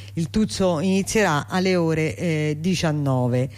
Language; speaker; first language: Italian; native; Italian